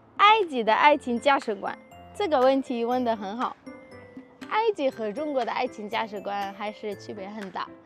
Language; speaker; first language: Chinese; non-native, fluent; Arabic